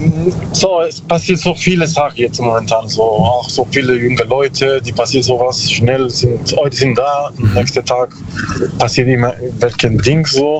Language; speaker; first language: German; non-native, learner; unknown